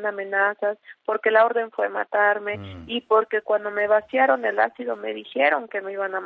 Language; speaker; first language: Spanish; native; Spanish